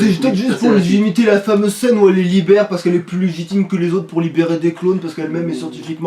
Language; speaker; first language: French; native; French